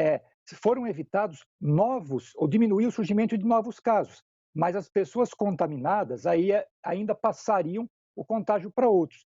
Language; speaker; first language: Portuguese; native; Portuguese